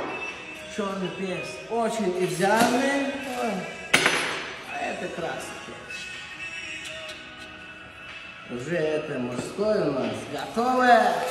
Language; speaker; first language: Russian; non-native, learner; Turkmen